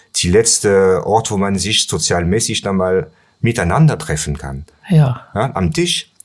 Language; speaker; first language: German; non-native, learner; French